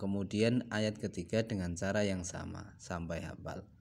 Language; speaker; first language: Indonesian; native; Indonesian